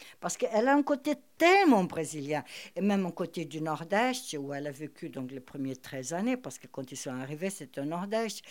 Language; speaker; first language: French; non-native, fluent; Portuguese